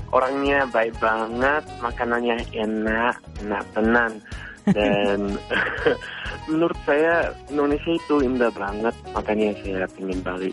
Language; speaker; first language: Indonesian; non-native, fluent; English